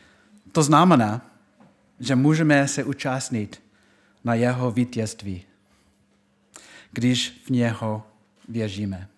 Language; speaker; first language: Czech; non-native, fluent; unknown